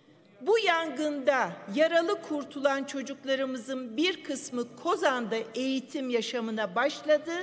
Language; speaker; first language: Turkish; native; Turkish